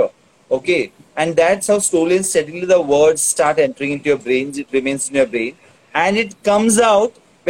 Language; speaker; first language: English; non-native, local second language; Tulu